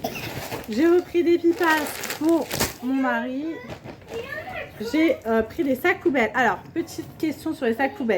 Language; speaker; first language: French; native; French